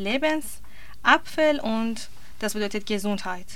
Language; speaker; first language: German; non-native, learner; Persian